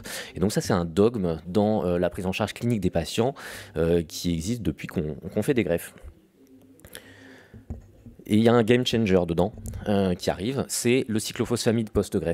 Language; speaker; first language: French; native; French